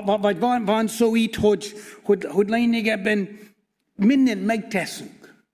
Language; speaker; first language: Hungarian; non-native, fluent; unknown